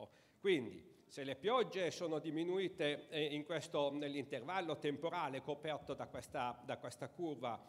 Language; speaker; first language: Italian; native; Italian